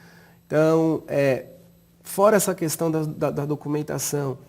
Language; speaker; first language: Portuguese; native; Portuguese